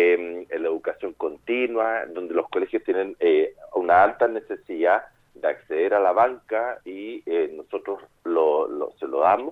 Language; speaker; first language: Spanish; native; Spanish